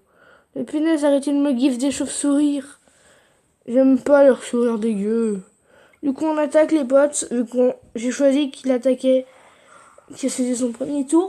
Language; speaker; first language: French; native; French